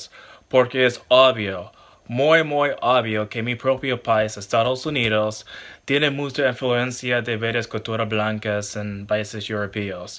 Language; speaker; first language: Spanish; non-native, learner; English